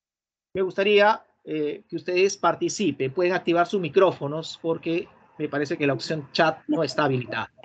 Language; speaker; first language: Spanish; native; Spanish